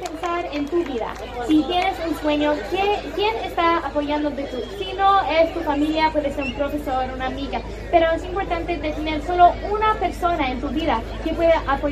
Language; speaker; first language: Spanish; non-native, learner; English